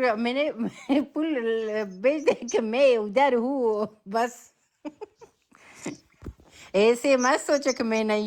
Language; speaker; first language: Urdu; non-native, fluent; Persian